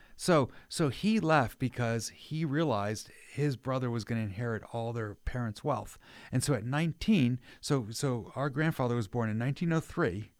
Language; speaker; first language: English; native; English